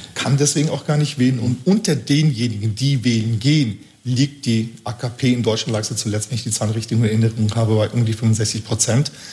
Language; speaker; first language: German; early bilingual, other home language; Turkish